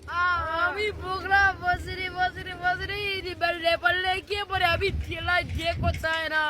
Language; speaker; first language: Nepali; non-native, local second language; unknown